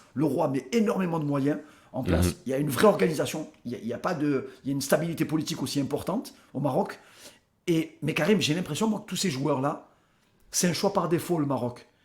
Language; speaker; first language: French; native; French